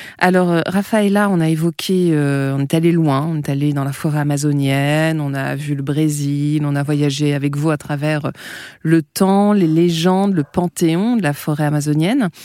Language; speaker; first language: French; native; French